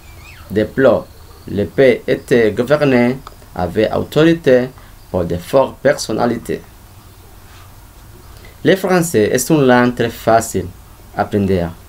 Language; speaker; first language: French; non-native, learner; Spanish